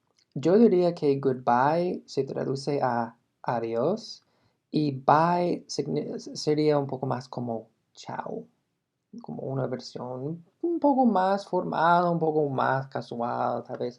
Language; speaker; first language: Spanish; non-native, fluent; English